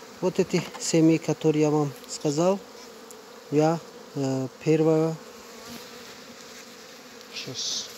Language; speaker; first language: Russian; non-native, learner; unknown